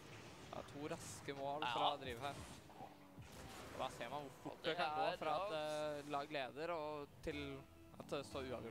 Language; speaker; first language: Norwegian; native; Norwegian